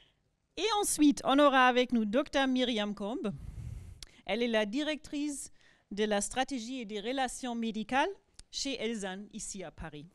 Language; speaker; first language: French; non-native, fluent; German